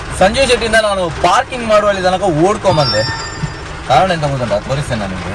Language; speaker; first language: Kannada; non-native, local second language; Tulu